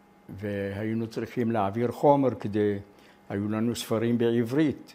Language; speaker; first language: Hebrew; non-native, fluent; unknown